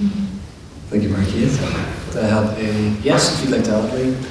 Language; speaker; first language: English; native; English